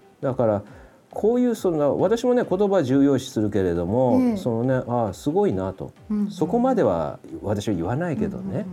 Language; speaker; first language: Japanese; native; Japanese